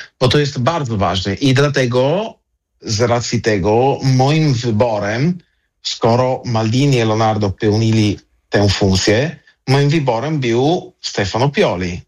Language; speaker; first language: Polish; non-native, fluent; Italian